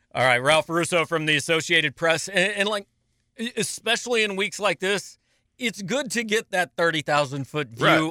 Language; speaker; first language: English; native; English